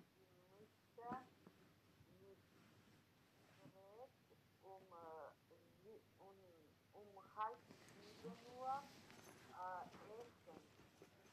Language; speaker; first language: German; non-native, learner; Macedonian